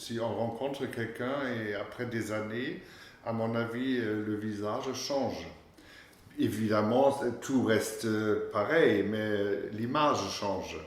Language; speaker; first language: French; non-native, fluent; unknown